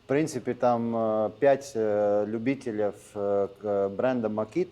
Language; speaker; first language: Russian; non-native, local second language; Latvian